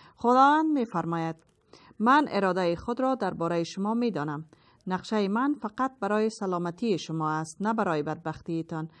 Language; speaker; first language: Persian; native; Persian